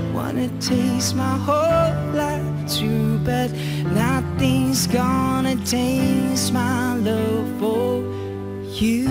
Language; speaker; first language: English; non-native, learner; Indonesian